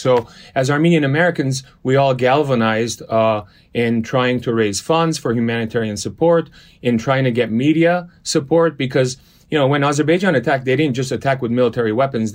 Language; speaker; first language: English; early bilingual, other home language; Armenian